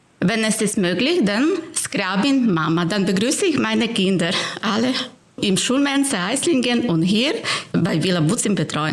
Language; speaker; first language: German; non-native, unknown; Ukrainian